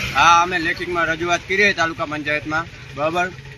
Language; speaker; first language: Gujarati; native; Gujarati